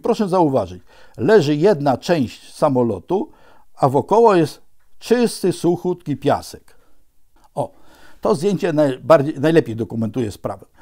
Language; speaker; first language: Polish; native; Polish